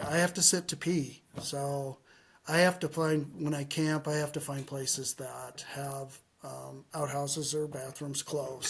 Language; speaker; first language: English; native; English